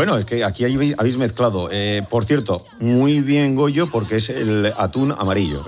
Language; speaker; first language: Spanish; native; Spanish